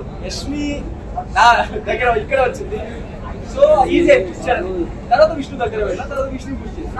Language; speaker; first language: Telugu; non-native, local second language; Kannada